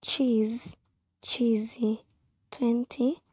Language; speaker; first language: English; non-native, local second language; Swahili